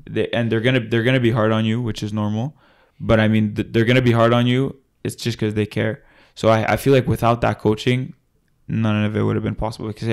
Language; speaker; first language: English; native; English